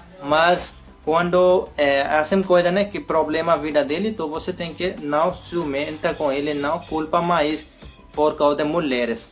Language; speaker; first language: Portuguese; non-native, learner; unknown